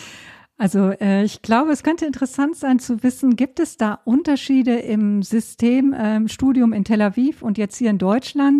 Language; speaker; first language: German; native; German